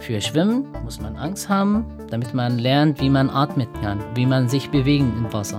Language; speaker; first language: German; non-native, fluent; Arabic